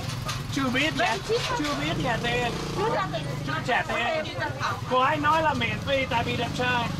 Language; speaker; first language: Vietnamese; non-native, learner; English